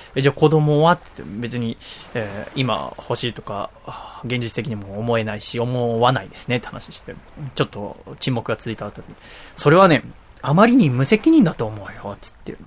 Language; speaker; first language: Japanese; native; Japanese